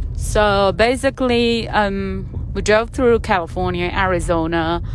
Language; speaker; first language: English; non-native, fluent; Chinese